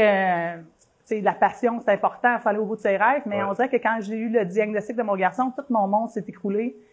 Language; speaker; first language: French; native; French